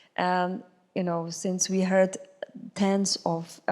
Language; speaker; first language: English; non-native, fluent; Polish